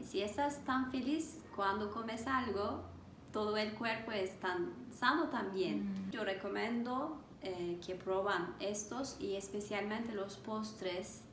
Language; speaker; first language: Spanish; non-native, learner; Turkish